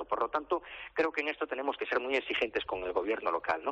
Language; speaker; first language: Spanish; native; Spanish